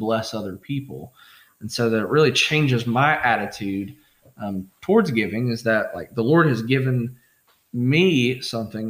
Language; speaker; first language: English; native; English